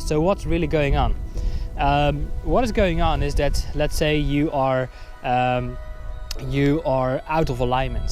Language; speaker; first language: English; non-native, fluent; Dutch